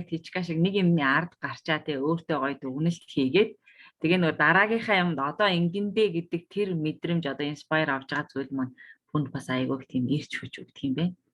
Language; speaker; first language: Mongolian; native; Mongolian